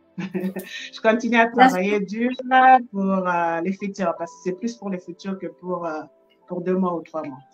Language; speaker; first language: French; non-native, local second language; Lingala